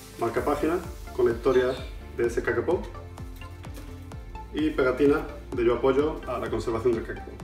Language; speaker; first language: Spanish; native; Spanish